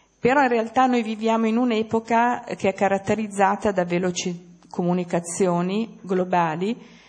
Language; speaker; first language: Italian; native; Italian